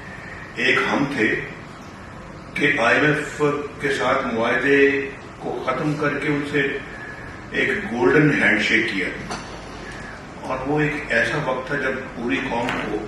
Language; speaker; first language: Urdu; non-native, local second language; Punjabi